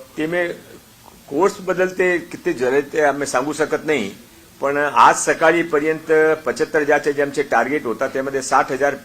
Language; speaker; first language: Marathi; non-native, local second language; Hindi